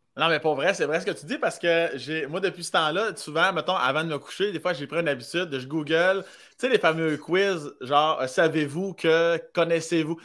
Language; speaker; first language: French; native; French